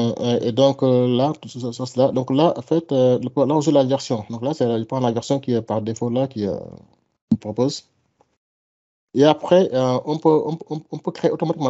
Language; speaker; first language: French; non-native, local second language; Wolof